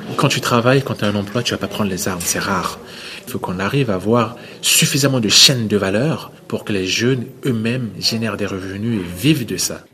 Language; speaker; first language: French; non-native, local second language; Sango